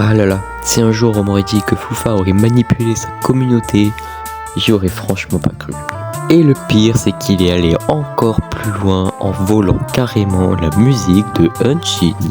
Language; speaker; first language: French; native; French